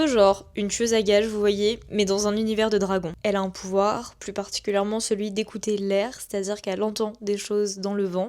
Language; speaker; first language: French; native; French